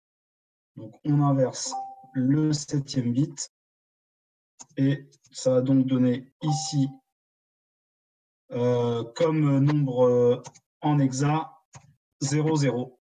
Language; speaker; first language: French; native; French